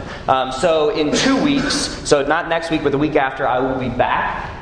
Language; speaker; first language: English; native; English